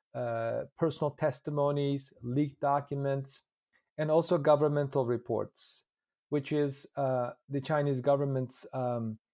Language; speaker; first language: English; non-native, fluent; Uyghur